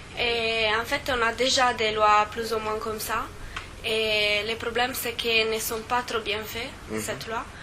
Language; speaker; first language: French; non-native, fluent; Italian